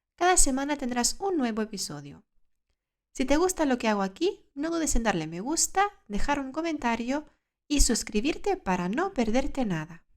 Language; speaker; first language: Spanish; early bilingual, other home language; Lithuanian